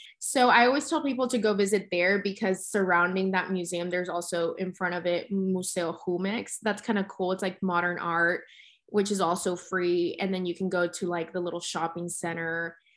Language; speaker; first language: English; early bilingual, other home language; Spanish